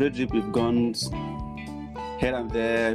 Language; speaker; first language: English; non-native, local second language; Yoruba